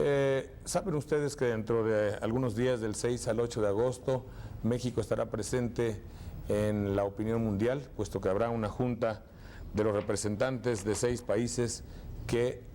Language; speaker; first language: Spanish; native; Spanish